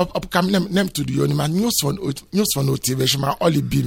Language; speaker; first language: Hungarian; non-native, fluent; Yoruba